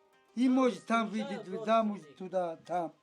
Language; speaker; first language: Russian; non-native, learner; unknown